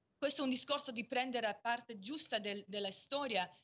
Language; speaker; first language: Italian; non-native, fluent; Hebrew